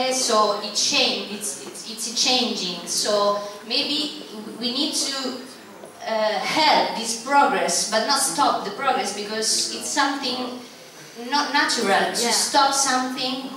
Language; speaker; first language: English; non-native, fluent; Italian